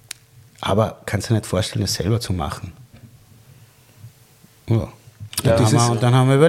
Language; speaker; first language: German; native; German